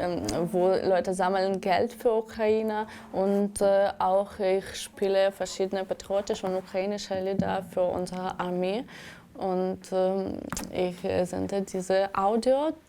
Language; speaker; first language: German; non-native, learner; Ukrainian